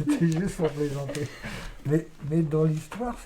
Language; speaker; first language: French; native; French